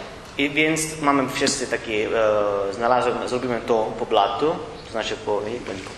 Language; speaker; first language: Polish; non-native, learner; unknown